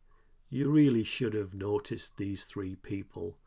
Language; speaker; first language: English; native; English